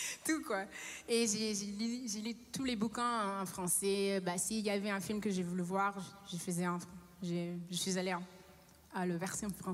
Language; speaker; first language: French; non-native, fluent; English